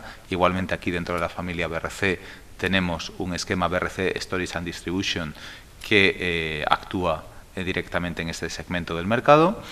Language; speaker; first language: Spanish; native; Spanish